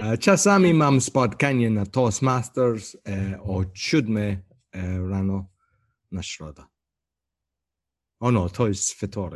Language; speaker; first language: Polish; non-native, learner; English